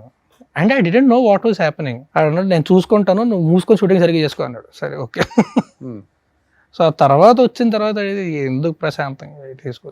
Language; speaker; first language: Telugu; native; Telugu